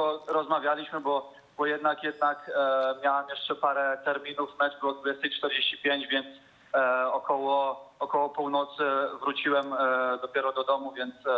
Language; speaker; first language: Polish; early bilingual, heritage; Polish